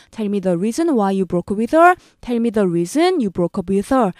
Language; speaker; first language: English; non-native, fluent; Korean